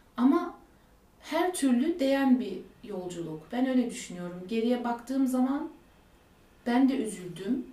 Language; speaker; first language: Turkish; early bilingual, heritage; Turkish